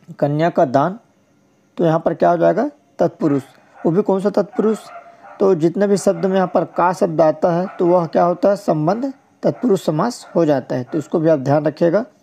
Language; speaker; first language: Hindi; native; Hindi